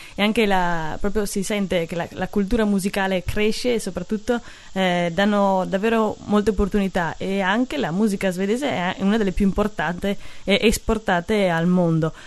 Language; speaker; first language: Italian; native; Italian